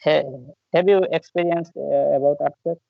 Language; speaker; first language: English; non-native, learner; Bangla